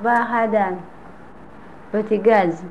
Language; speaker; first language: Arabic; non-native, learner; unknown